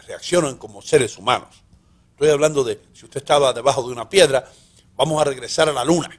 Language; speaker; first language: Spanish; early bilingual, heritage; Spanish